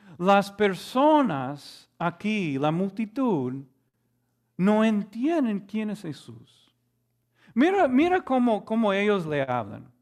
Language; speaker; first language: Spanish; non-native, fluent; English